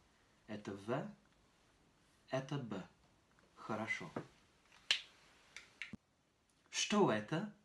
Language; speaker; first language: Russian; non-native, fluent; French